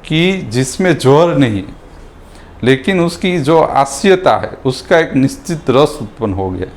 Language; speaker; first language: Hindi; non-native, local second language; Gujarati